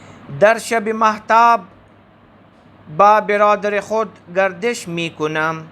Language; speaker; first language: Persian; non-native, fluent; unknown